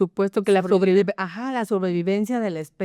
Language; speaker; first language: Spanish; native; Spanish